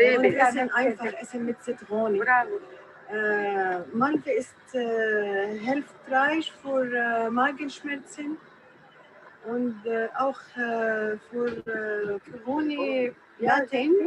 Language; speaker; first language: German; non-native, learner; Arabic